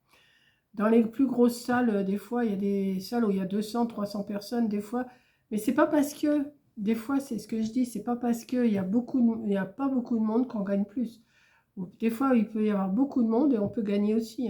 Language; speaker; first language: French; native; French